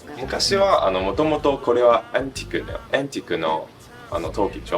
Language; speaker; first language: Japanese; non-native, learner; Chinese